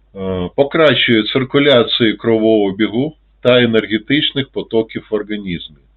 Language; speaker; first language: Ukrainian; non-native, local second language; Russian